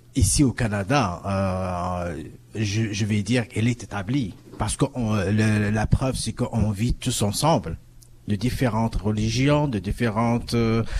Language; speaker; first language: French; non-native, local second language; Arabic